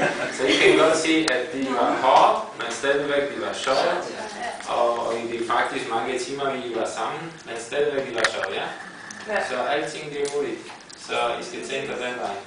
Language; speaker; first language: Danish; non-native, fluent; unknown